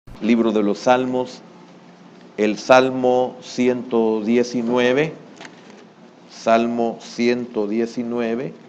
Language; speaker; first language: Spanish; native; Spanish